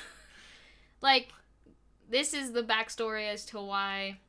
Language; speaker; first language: English; native; English